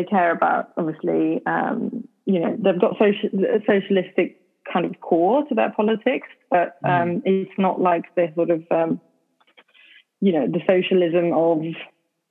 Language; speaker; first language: English; non-native, fluent; Swedish